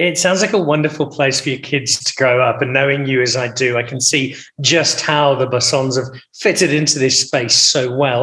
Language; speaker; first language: English; native; English